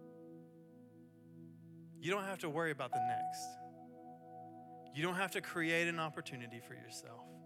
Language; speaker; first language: English; native; English